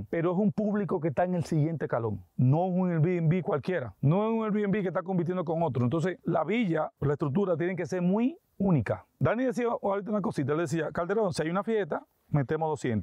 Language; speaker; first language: Spanish; native; Spanish